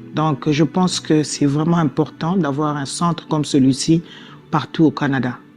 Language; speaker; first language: French; non-native, local second language; Lingala